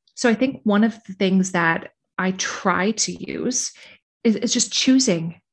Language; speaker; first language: English; native; English